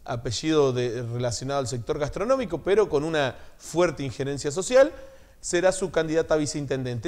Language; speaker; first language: Spanish; native; Spanish